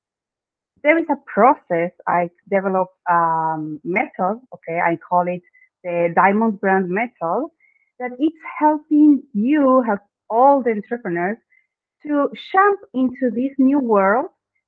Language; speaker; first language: English; non-native, fluent; Spanish